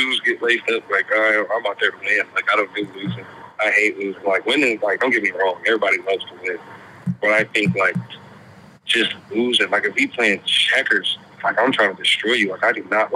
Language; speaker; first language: English; native; English